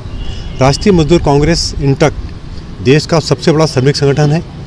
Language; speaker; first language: Hindi; native; Hindi